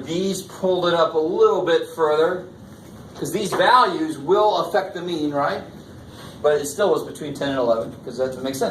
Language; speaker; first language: English; native; English